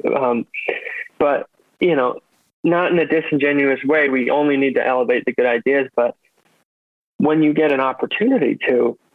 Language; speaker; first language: English; native; English